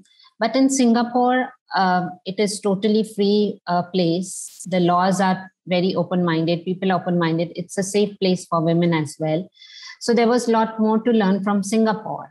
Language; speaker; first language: English; non-native, local second language; Hindi